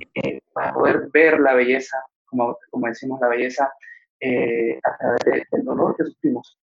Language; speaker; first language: Spanish; native; Spanish